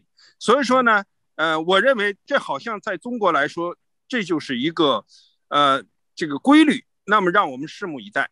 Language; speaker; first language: Chinese; native; Chinese